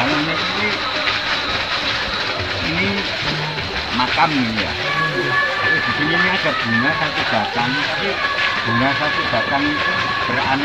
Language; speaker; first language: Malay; non-native, local second language; Javanese